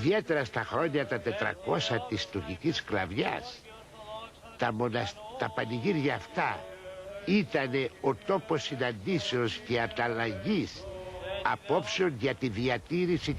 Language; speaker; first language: Greek; native; Greek